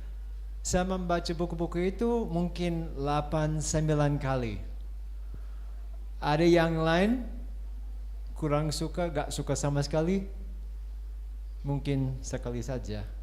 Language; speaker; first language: Indonesian; non-native, fluent; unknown